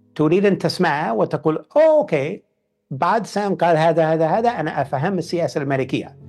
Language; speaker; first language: Arabic; non-native, fluent; English